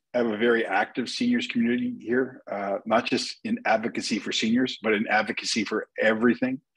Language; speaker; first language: English; native; English